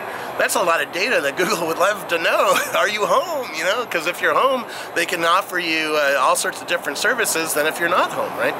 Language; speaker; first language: English; native; English